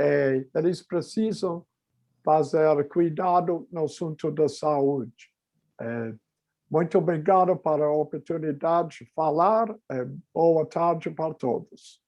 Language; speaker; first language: Portuguese; non-native, learner; English